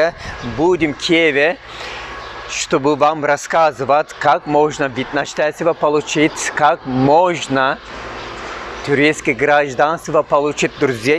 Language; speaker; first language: Russian; non-native, learner; Turkish